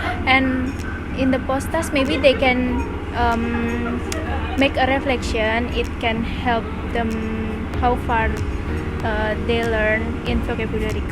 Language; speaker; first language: English; non-native, learner; Indonesian